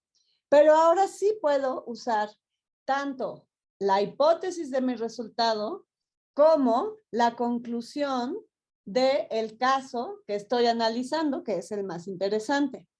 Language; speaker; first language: Spanish; native; Spanish